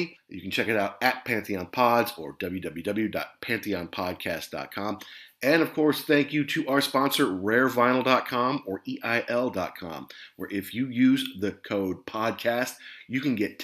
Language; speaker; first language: English; native; English